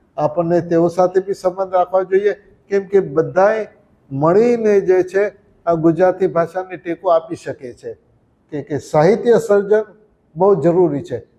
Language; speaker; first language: Gujarati; early bilingual, heritage; Gujarati